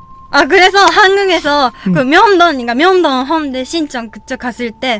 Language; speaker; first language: Korean; non-native, fluent; Japanese